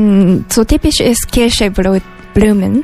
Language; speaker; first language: German; non-native, learner; Japanese